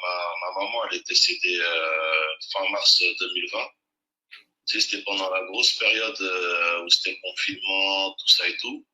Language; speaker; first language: French; native; French